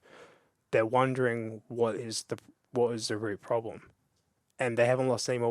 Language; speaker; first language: English; native; English